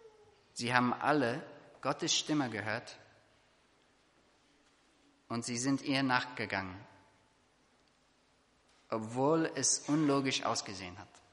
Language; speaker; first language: German; non-native, fluent; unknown